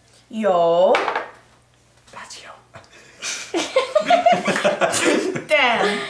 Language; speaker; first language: Chinese; non-native, learner; English